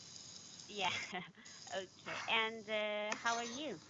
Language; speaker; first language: English; non-native, fluent; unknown